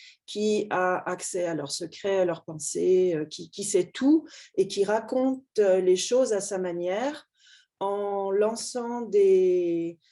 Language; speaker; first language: French; native; French